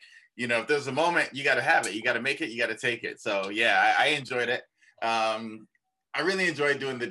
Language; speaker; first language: English; native; English